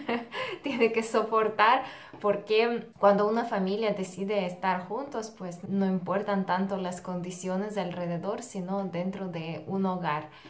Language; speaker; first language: Spanish; non-native, fluent; Russian